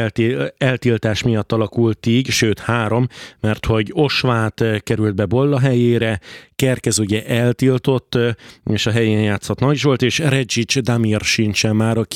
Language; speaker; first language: Hungarian; native; Hungarian